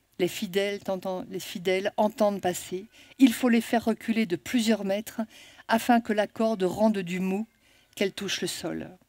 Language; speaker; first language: French; native; French